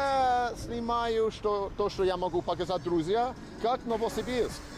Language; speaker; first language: Russian; non-native, learner; English